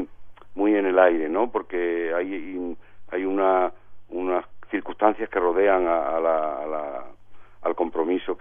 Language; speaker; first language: Spanish; native; Spanish